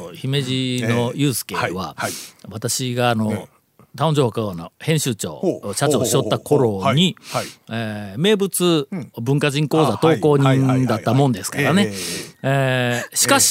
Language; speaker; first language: Japanese; native; Japanese